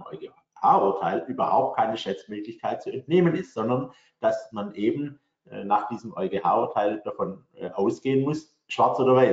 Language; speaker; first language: German; native; German